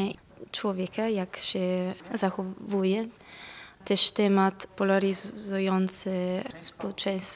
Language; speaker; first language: Polish; non-native, fluent; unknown